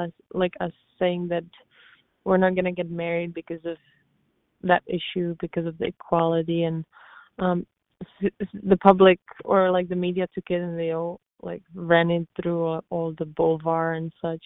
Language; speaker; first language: English; non-native, fluent; Czech